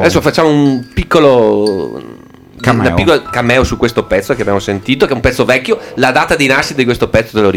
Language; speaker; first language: Italian; native; Italian